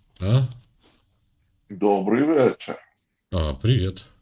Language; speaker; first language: Ukrainian; non-native, learner; Georgian